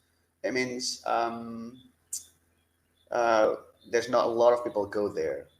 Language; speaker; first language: English; non-native, learner; Indonesian